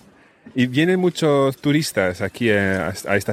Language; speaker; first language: Spanish; non-native, fluent; English